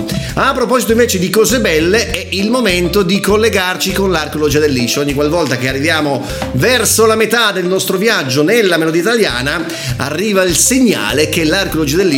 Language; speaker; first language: Italian; native; Italian